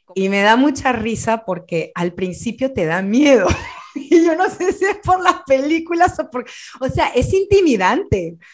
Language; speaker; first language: Spanish; native; Spanish